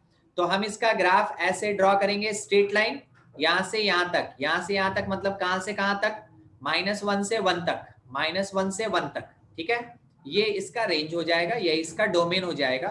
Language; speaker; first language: Hindi; native; Hindi